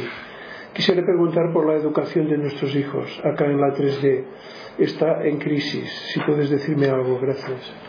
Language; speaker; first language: Spanish; native; Spanish